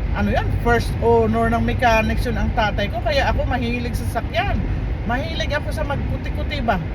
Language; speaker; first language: Filipino; non-native, local second language; Cebuano